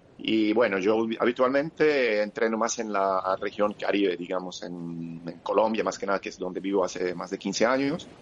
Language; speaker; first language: Spanish; non-native, fluent; French